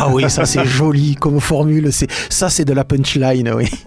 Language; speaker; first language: French; native; French